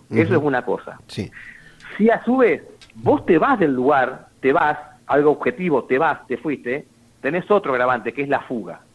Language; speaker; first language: Spanish; native; Spanish